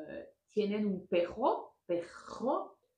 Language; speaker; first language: Spanish; non-native, learner; French